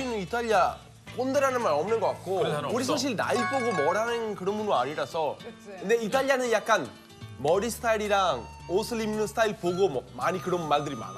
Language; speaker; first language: Korean; non-native, fluent; Italian